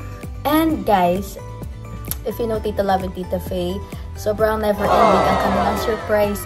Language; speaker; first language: Filipino; native; Filipino